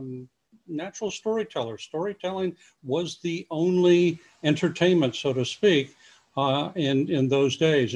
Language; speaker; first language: English; native; English